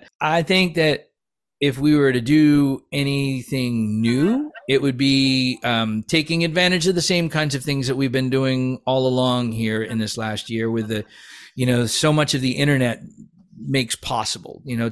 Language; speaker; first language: English; native; English